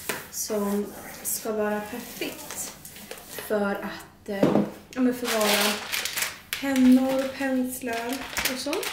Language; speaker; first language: Swedish; native; Swedish